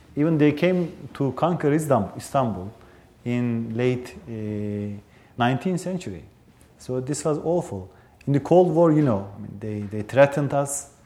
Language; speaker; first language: English; non-native, fluent; Turkish